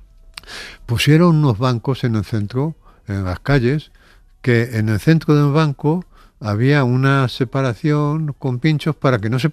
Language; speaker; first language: Spanish; native; Spanish